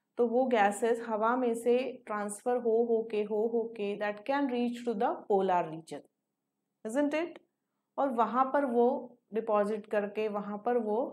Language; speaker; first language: Hindi; non-native, local second language; Marathi